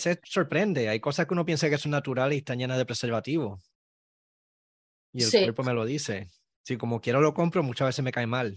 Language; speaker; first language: Spanish; native; Spanish